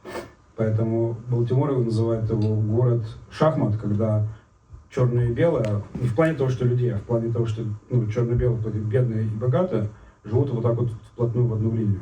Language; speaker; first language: Russian; native; Russian